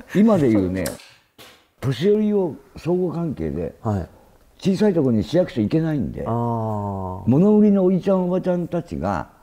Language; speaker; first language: Japanese; native; Japanese